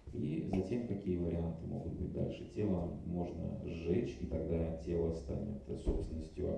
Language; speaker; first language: Russian; native; Russian